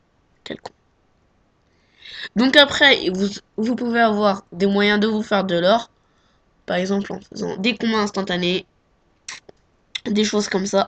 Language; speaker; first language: French; native; French